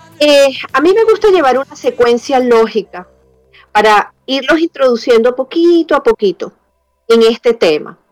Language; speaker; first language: Spanish; native; Spanish